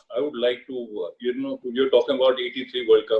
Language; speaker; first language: English; non-native, local second language; Hindi